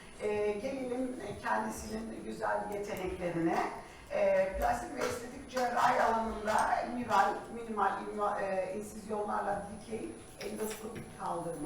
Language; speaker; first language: Turkish; native; Turkish